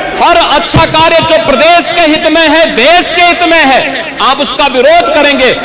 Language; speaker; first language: Hindi; native; Hindi